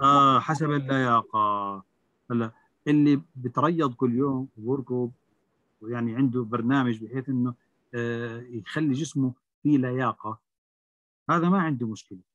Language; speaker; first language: Arabic; native; Arabic